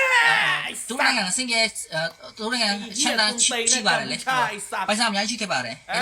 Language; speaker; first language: Burmese; non-native, learner; Khmer